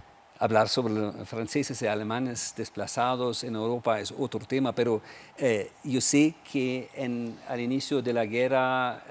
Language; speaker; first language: Spanish; non-native, fluent; German